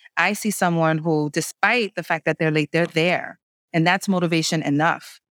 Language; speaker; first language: English; native; English